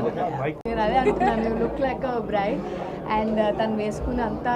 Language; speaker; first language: Telugu; native; Telugu